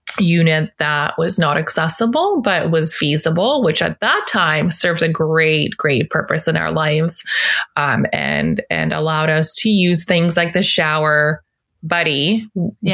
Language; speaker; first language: English; native; English